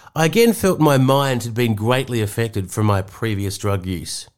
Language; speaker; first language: English; native; English